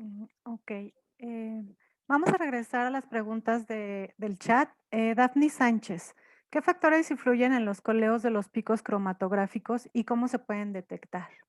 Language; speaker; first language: Spanish; native; Spanish